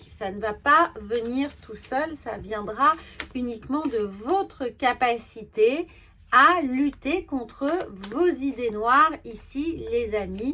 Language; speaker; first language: French; native; French